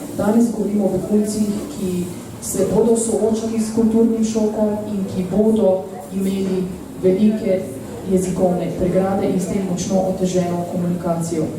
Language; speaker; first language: Slovenian; early bilingual, other home language; Bosnian